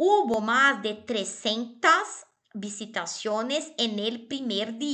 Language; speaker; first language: Spanish; non-native, fluent; Portuguese